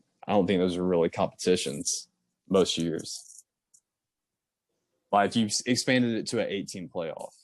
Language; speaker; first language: English; native; English